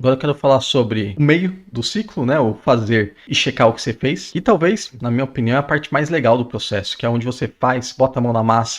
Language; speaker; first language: Portuguese; native; Portuguese